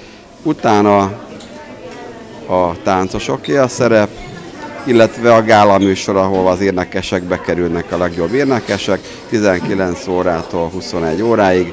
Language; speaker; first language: Hungarian; native; Hungarian